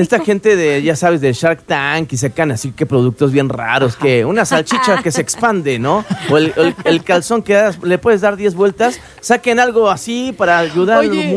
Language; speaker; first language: Spanish; native; Spanish